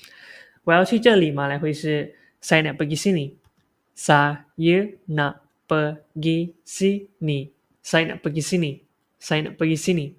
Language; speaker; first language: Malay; non-native, local second language; Chinese